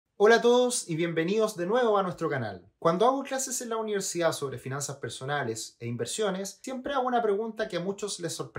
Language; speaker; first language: Spanish; native; Spanish